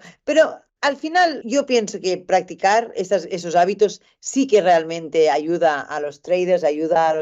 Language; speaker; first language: Spanish; native; Spanish